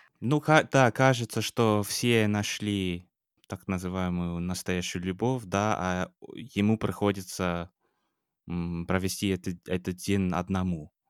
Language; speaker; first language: Russian; non-native, fluent; English